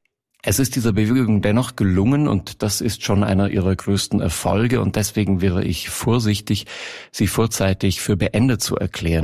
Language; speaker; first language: German; native; German